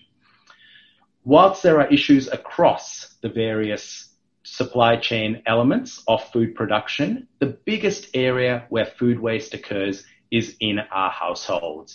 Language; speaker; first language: English; non-native, local second language; Sinhala